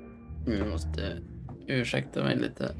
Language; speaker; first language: Swedish; native; Swedish